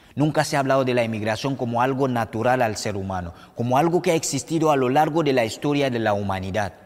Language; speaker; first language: Spanish; non-native, fluent; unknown